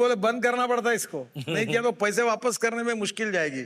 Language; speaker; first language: Hindi; non-native, local second language; Marathi